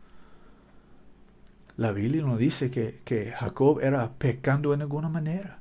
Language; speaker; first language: Spanish; non-native, learner; English